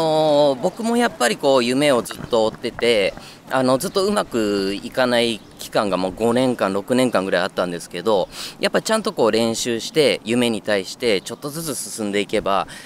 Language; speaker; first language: Japanese; native; Japanese